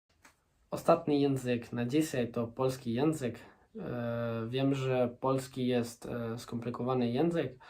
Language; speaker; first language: Polish; non-native, learner; Spanish